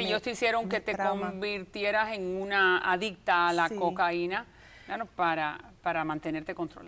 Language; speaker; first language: Spanish; native; Spanish